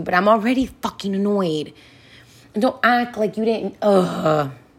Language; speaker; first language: English; early bilingual, other home language; Spanish